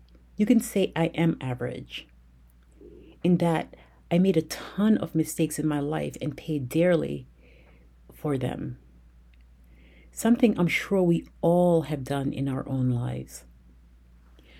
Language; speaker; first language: English; native; English